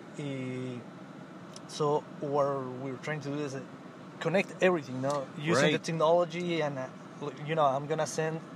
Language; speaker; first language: English; non-native, learner; Spanish